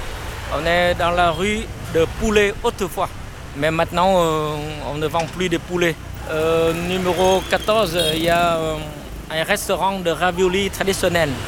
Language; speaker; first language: French; non-native, fluent; Vietnamese